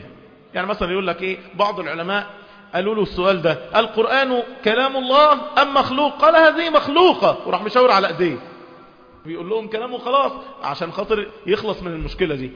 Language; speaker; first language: Arabic; native; Arabic